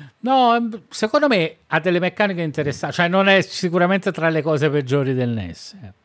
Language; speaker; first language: Italian; native; Italian